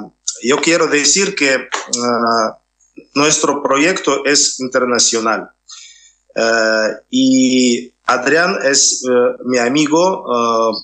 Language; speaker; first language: Spanish; non-native, fluent; Russian